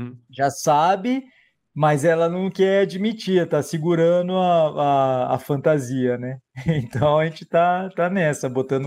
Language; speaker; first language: Portuguese; native; Portuguese